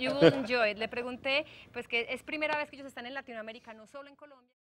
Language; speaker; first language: Spanish; non-native, fluent; English